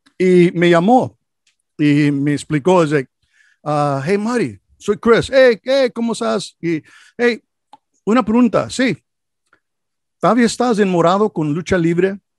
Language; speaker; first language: Spanish; non-native, learner; English